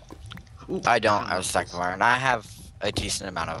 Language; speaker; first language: English; native; English